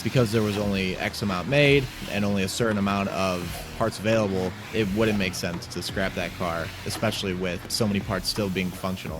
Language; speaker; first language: English; native; English